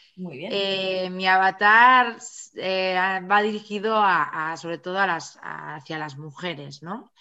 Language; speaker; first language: Spanish; native; Spanish